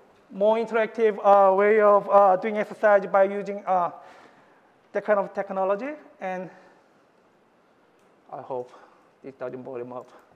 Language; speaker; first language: English; non-native, fluent; Korean